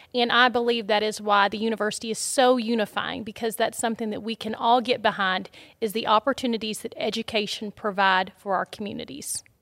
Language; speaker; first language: English; native; English